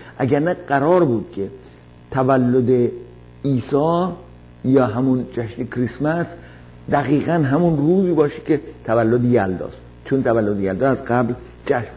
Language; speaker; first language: Persian; native; Persian